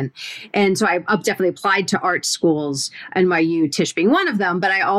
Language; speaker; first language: English; native; English